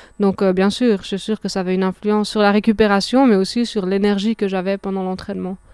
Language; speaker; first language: French; native; French